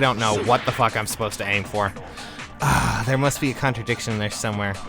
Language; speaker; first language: English; native; English